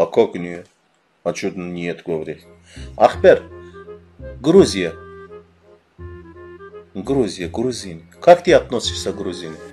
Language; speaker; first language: Russian; non-native, learner; Azerbaijani